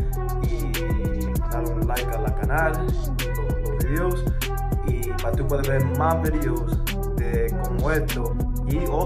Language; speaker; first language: Spanish; early bilingual, heritage; English